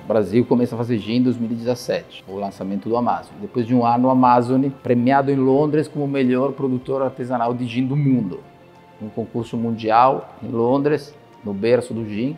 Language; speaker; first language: Portuguese; non-native, fluent; Italian